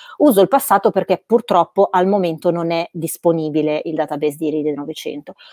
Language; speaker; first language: Italian; native; Italian